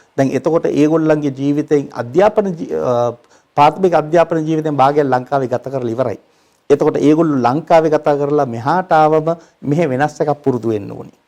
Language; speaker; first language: Sinhala; non-native, local second language; Tamil